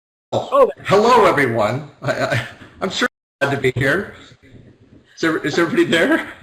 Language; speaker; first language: English; native; English